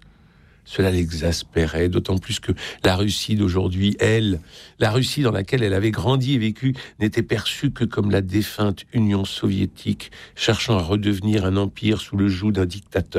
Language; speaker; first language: French; native; French